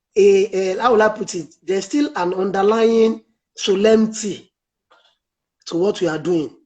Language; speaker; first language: English; non-native, local second language; Yoruba